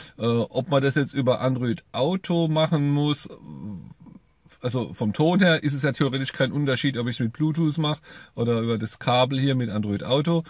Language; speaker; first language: German; native; German